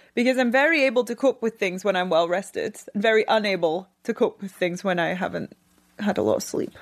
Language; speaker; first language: English; native; English